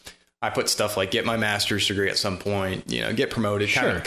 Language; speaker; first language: English; native; English